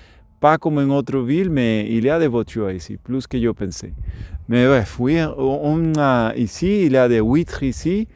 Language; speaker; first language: French; non-native, learner; Spanish